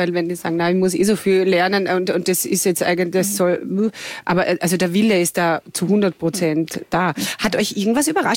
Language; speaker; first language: German; native; German